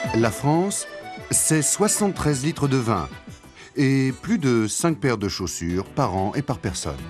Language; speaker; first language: French; native; French